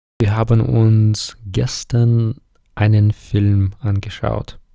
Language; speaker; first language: German; non-native, fluent; Ukrainian